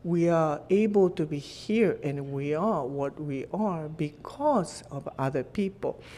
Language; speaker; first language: English; non-native, fluent; Japanese